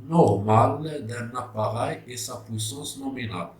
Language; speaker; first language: French; non-native, local second language; Arabic